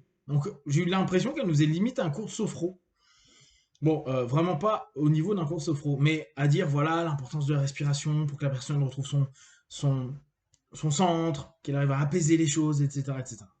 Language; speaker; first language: French; native; French